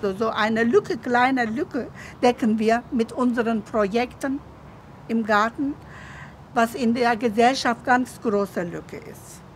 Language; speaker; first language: German; non-native, fluent; Turkish